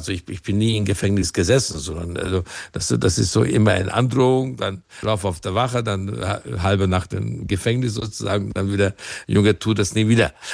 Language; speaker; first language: German; non-native, fluent; Hungarian